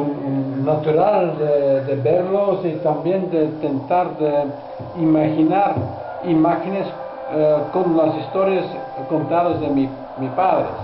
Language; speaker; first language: Spanish; non-native, fluent; Dutch